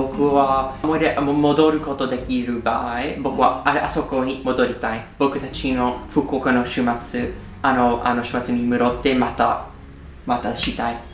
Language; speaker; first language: Japanese; non-native, learner; English